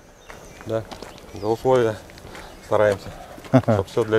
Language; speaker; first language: Russian; native; Russian